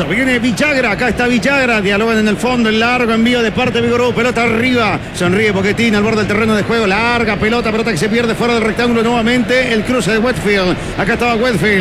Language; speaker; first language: Spanish; native; Spanish